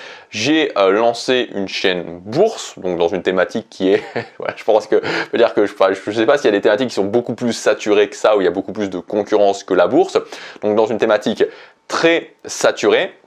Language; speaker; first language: French; native; French